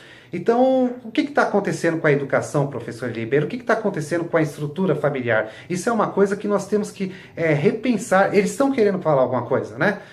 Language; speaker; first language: Portuguese; native; Portuguese